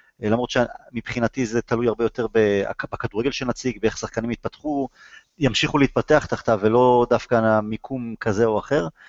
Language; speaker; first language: Hebrew; native; Hebrew